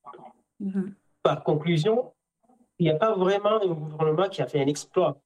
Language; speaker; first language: French; non-native, local second language; Comorian